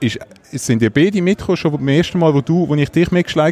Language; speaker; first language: German; native; German